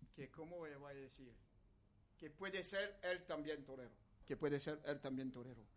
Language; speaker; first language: Spanish; non-native, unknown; French